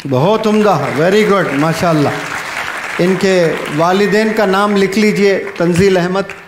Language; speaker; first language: Urdu; native; Urdu